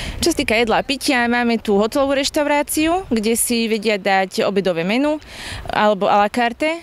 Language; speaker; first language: Slovak; native; Slovak